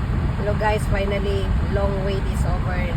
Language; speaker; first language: English; non-native, local second language; Cebuano